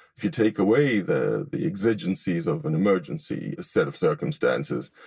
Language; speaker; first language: English; non-native, fluent; Hebrew